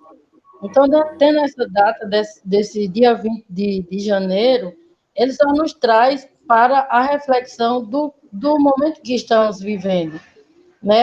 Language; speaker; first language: Portuguese; native; Portuguese